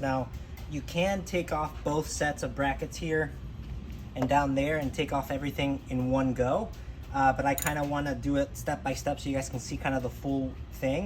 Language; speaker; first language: English; native; English